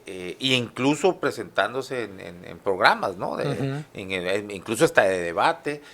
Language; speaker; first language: Spanish; native; Spanish